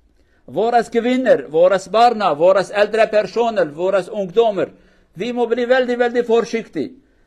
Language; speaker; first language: Norwegian; non-native, learner; Kurdish